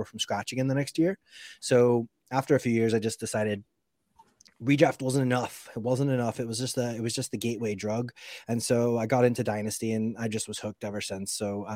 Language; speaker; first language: English; native; English